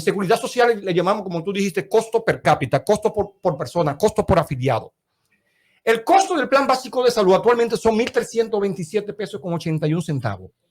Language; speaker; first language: Spanish; native; Spanish